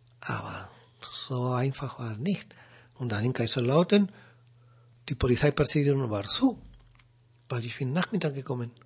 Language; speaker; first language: German; non-native, learner; Spanish